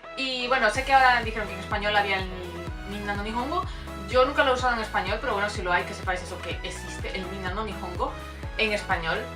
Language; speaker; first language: Spanish; native; Spanish